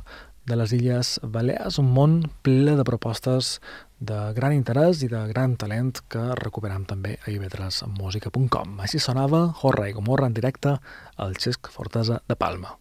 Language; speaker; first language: Catalan; native; Catalan